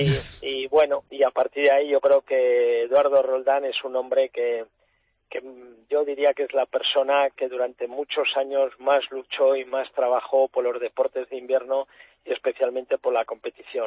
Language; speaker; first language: Spanish; native; Spanish